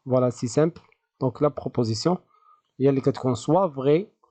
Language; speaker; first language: French; non-native, local second language; Arabic